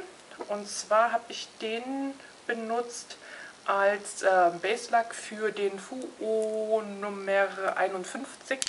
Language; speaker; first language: German; native; German